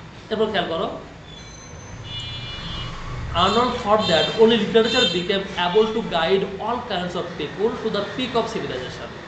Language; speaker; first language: English; non-native, local second language; Bangla